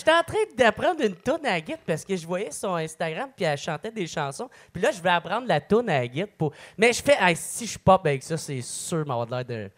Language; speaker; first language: French; native; French